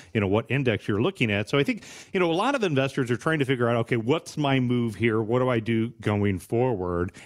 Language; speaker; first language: English; native; English